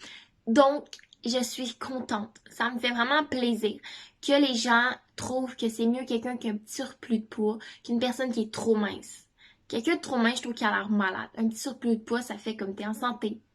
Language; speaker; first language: French; native; French